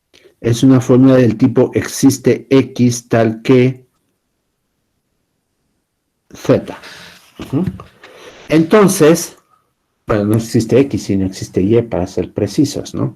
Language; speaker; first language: Spanish; native; Spanish